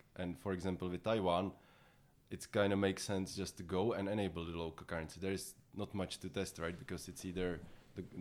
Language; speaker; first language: English; non-native, fluent; Czech